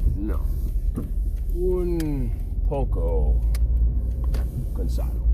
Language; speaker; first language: Spanish; non-native, learner; English